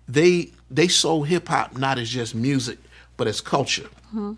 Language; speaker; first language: English; native; English